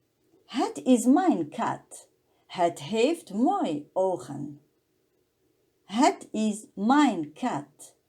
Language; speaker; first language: Dutch; non-native, learner; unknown